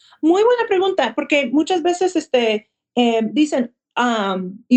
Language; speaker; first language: Spanish; early bilingual, heritage; Spanish